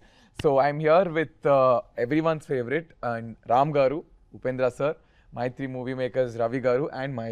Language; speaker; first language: Telugu; native; Telugu